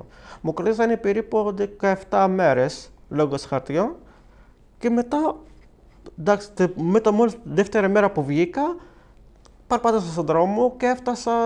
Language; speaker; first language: Greek; non-native, fluent; Arabic